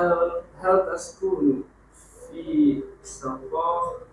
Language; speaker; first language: Arabic; non-native, learner; Indonesian